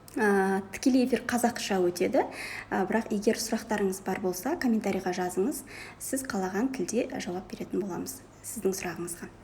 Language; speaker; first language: Kazakh; native; Kazakh